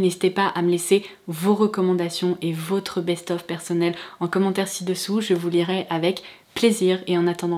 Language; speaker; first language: French; native; French